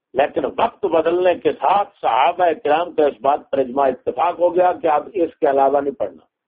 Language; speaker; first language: Urdu; non-native, local second language; Punjabi